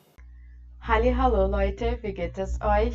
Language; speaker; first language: German; non-native, fluent; Portuguese